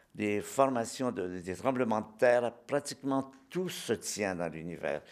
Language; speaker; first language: French; native; French